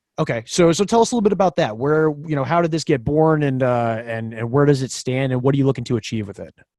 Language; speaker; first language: English; native; English